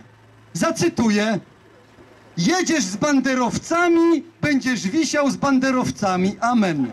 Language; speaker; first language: Polish; native; Polish